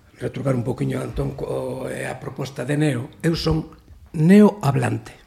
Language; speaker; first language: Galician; native; Galician